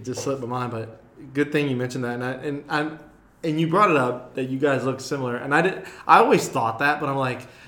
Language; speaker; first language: English; native; English